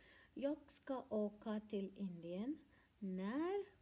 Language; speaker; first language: Swedish; non-native, learner; Hindi